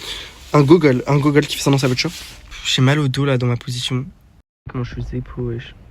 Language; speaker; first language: French; native; French